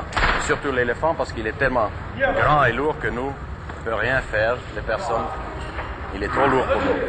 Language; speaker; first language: French; non-native, fluent; German